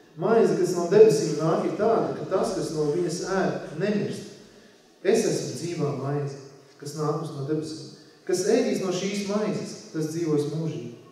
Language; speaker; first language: Latvian; native; Latvian